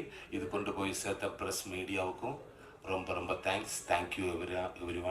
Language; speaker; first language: Tamil; non-native, learner; Malayalam